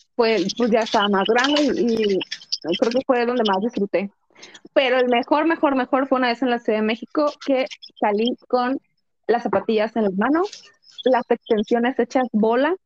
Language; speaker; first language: Spanish; early bilingual, heritage; Spanish